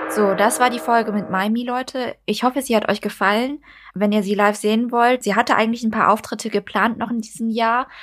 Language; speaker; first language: German; early bilingual, other home language; Vietnamese